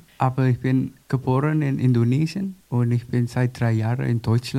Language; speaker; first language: German; non-native, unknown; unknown